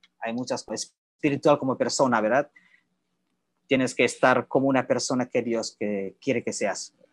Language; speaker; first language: Spanish; non-native, learner; Indonesian